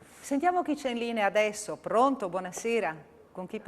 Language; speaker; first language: Italian; native; Italian